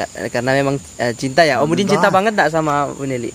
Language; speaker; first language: Indonesian; native; Indonesian